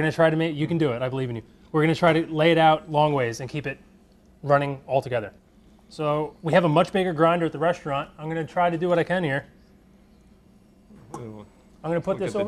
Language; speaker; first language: English; native; English